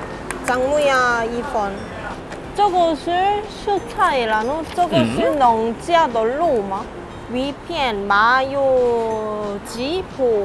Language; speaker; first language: Chinese; non-native, fluent; Korean